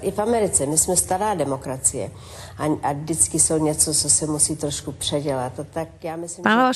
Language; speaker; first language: Czech; early bilingual, heritage; Czech